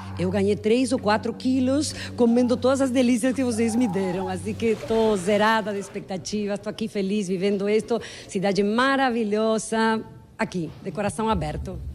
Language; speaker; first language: Portuguese; non-native, fluent; Spanish